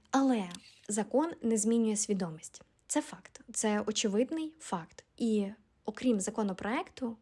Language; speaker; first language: Ukrainian; native; Ukrainian